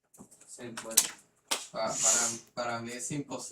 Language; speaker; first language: Spanish; early bilingual, heritage; Spanish